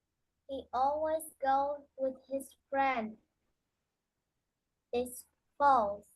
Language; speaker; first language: English; non-native, learner; Vietnamese